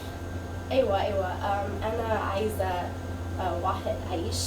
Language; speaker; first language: Arabic; non-native, learner; English